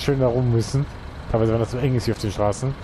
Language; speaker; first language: German; native; German